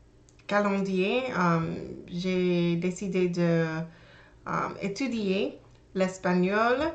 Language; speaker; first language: French; non-native, learner; English